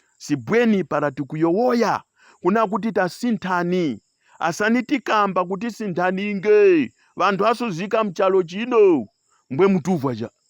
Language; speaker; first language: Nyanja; non-native, local second language; Tumbuka